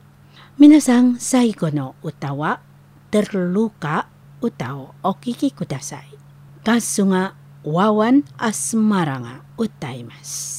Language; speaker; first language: Japanese; non-native, learner; Indonesian